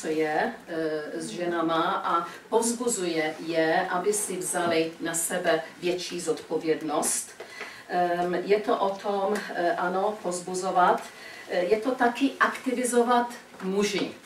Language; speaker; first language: Czech; early bilingual, heritage; Czech